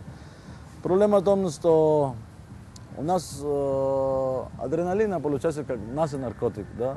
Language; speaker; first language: Russian; non-native, learner; Spanish